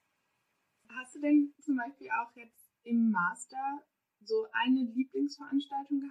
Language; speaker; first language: German; native; German